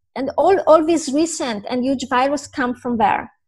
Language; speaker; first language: English; non-native, fluent; Italian